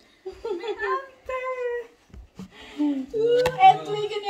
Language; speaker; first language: Swedish; non-native, fluent; Indonesian